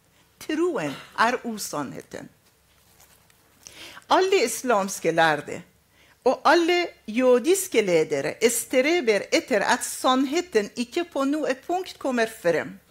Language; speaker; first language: Norwegian; non-native, fluent; Arabic